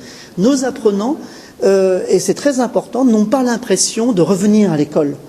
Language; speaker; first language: French; native; French